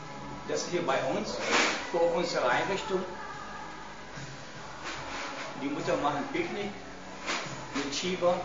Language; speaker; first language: German; non-native, learner; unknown